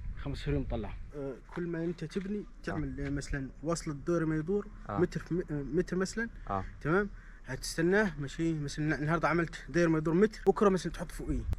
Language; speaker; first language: Egyptian Arabic; non-native, local second language; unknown